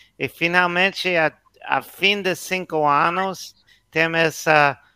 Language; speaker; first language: Portuguese; non-native, learner; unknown